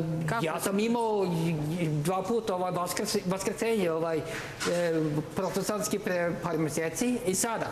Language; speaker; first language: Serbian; non-native, learner; Norwegian